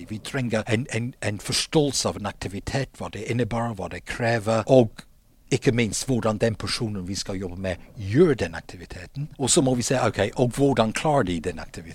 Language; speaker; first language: Norwegian; non-native, fluent; English